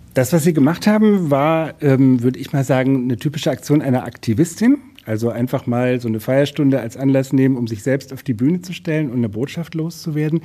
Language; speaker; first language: German; native; German